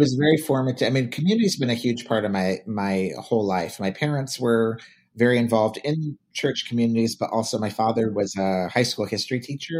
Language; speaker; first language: English; native; English